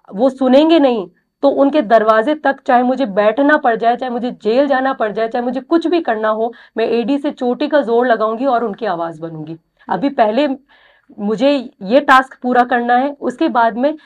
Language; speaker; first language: Hindi; native; Hindi